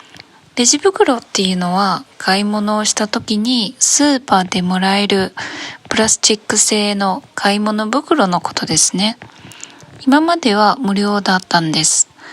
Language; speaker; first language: Japanese; non-native, learner; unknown